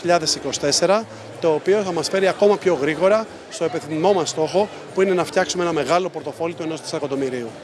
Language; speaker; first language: Greek; native; Greek